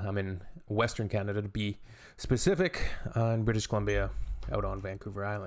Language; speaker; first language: English; native; English